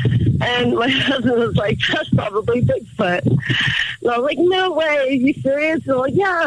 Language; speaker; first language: English; native; English